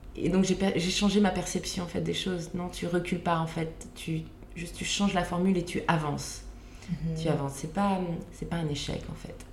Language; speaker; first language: French; native; French